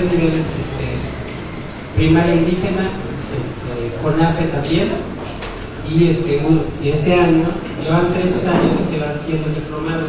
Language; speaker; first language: Spanish; non-native, local second language; Tzotzil